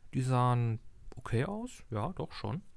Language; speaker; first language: German; native; German